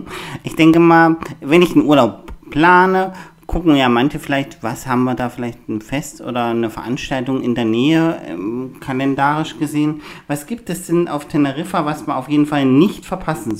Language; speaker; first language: German; native; German